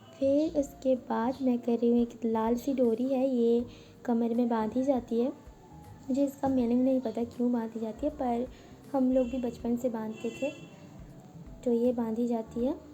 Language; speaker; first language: Hindi; non-native, local second language; Bangla